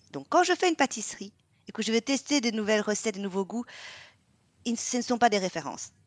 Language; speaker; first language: French; non-native, fluent; Vietnamese